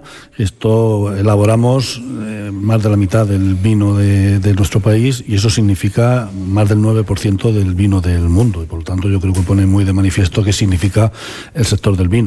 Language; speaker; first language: Spanish; native; Spanish